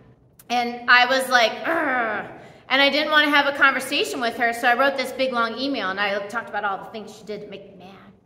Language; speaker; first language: English; native; English